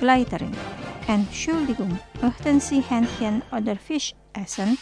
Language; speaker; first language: German; non-native, fluent; Indonesian